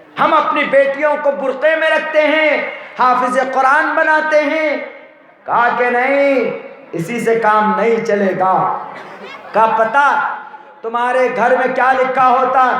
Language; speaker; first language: Urdu; native; Urdu